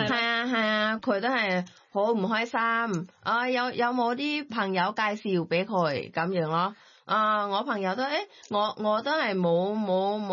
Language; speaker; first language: Cantonese; non-native, learner; Thai